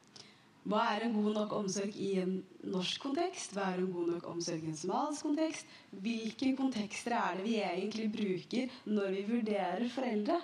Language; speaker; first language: Norwegian; early bilingual, other home language; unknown